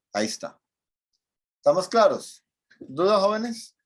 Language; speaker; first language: Spanish; native; Spanish